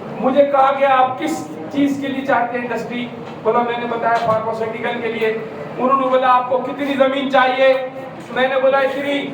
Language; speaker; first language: Urdu; native; Urdu